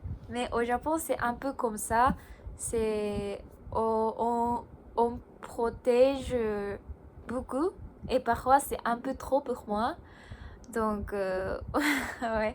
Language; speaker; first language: French; non-native, learner; Japanese